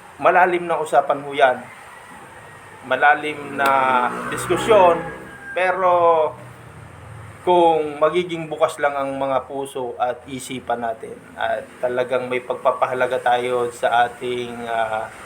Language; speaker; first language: Filipino; non-native, local second language; Bikol